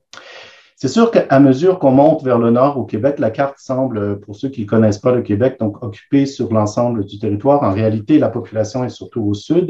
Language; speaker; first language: French; native; French